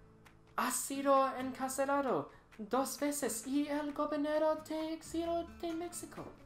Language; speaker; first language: Spanish; non-native, learner; English